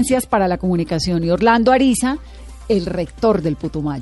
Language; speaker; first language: Spanish; native; Spanish